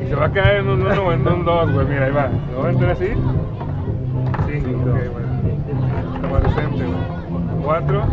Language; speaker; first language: Spanish; native; Spanish